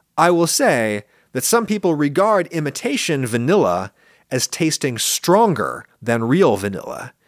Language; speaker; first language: English; native; English